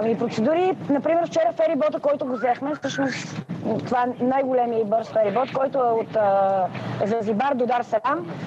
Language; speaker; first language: Bulgarian; native; Bulgarian